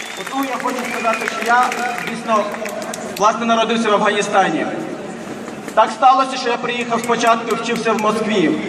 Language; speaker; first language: Ukrainian; early bilingual, other home language; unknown